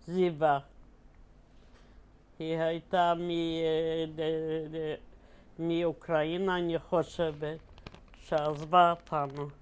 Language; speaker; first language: Hebrew; non-native, fluent; Polish